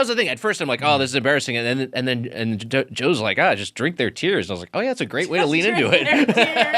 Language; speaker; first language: English; native; English